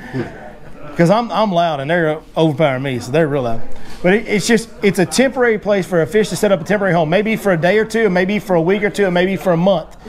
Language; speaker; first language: English; native; English